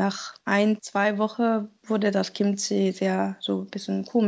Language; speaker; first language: German; non-native, learner; Korean